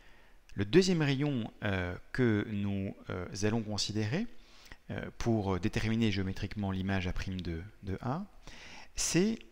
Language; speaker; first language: French; native; French